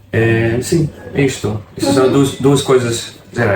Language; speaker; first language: Portuguese; non-native, fluent; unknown